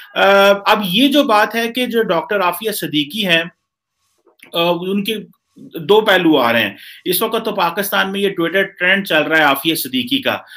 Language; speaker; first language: Hindi; native; Hindi